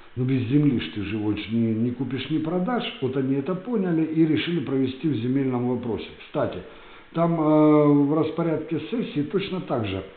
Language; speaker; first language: Russian; native; Russian